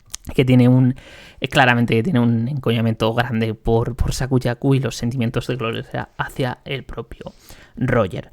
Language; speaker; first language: Spanish; native; Spanish